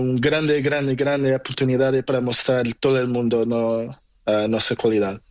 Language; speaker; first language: Spanish; non-native, learner; Portuguese